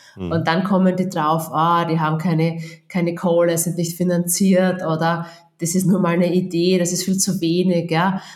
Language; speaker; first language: German; native; German